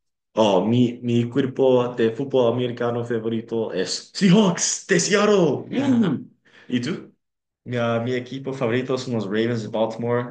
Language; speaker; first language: Spanish; non-native, learner; English